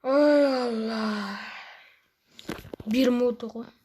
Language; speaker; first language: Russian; non-native, local second language; Kazakh